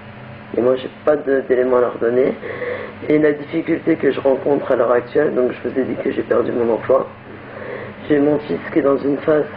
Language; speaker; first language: French; native; French